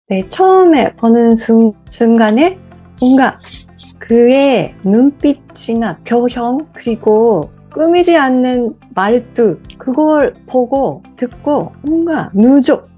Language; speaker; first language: Korean; non-native, learner; Japanese